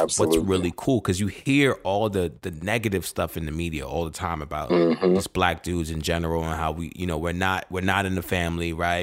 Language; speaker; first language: English; native; English